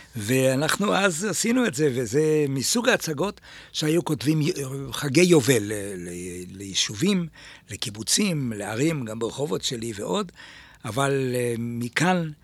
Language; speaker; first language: Hebrew; native; Hebrew